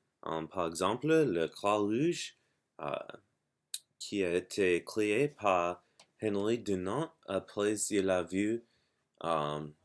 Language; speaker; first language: French; non-native, learner; English